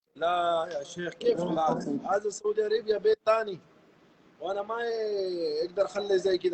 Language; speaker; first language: Arabic; non-native, learner; Pashto